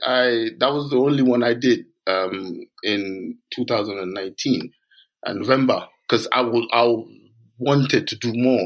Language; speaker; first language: English; non-native, local second language; Yoruba